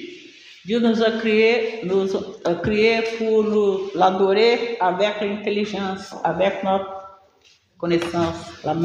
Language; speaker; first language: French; non-native, learner; Portuguese